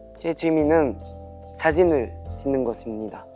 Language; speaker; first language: Korean; non-native, learner; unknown